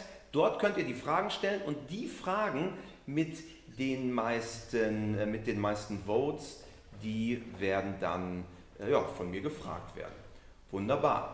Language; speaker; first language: German; native; German